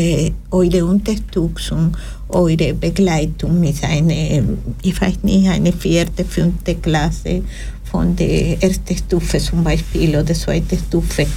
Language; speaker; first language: German; non-native, learner; Spanish